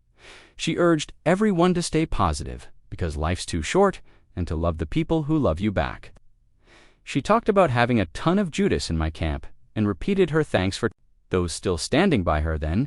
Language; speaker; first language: English; native; English